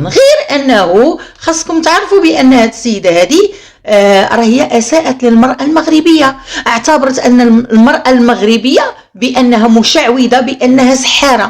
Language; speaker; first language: Arabic; native; Arabic